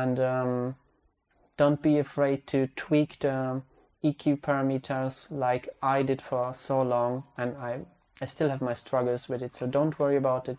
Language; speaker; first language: English; non-native, fluent; Hungarian